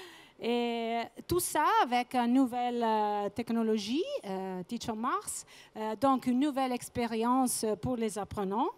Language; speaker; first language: French; non-native, fluent; Italian